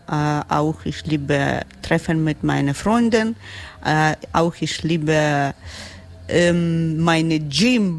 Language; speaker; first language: German; non-native, learner; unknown